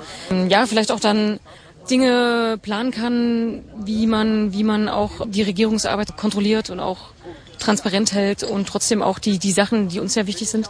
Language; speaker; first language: German; native; German